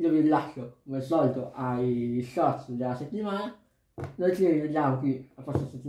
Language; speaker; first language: Italian; native; Italian